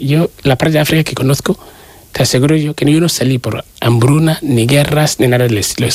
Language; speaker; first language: Spanish; non-native, fluent; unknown